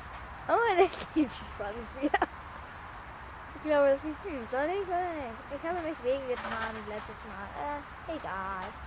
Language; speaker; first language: German; non-native, learner; English